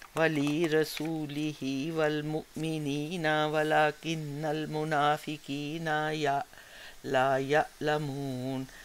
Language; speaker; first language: Arabic; non-native, learner; Hindi